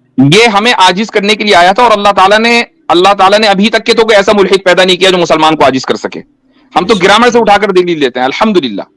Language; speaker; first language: Urdu; native; Urdu